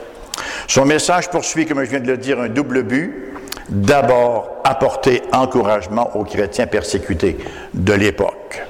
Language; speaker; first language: French; native; French